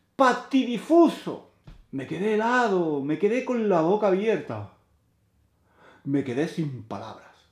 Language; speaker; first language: Spanish; native; Spanish